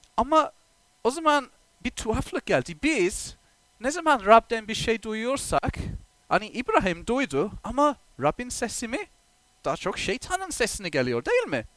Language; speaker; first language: Turkish; non-native, fluent; English